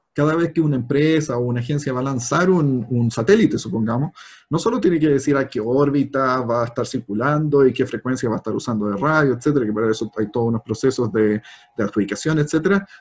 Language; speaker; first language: Spanish; native; Spanish